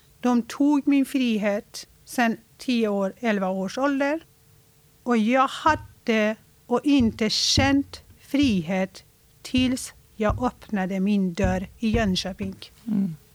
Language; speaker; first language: Swedish; non-native, fluent; Persian